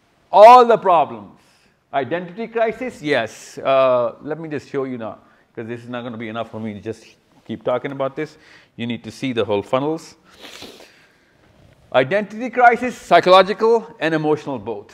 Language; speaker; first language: English; non-native, local second language; Urdu